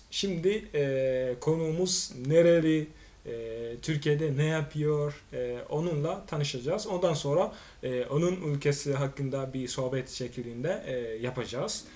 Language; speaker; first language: Turkish; non-native, fluent; Swahili